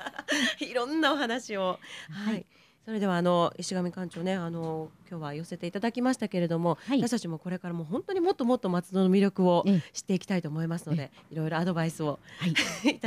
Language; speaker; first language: Japanese; native; Japanese